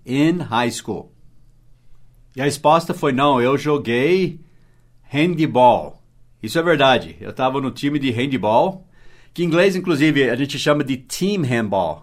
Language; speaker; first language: Portuguese; non-native, fluent; English